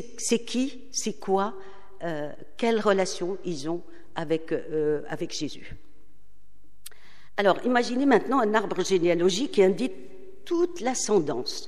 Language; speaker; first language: French; non-native, local second language; Arabic